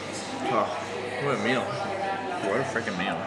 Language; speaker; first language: English; native; English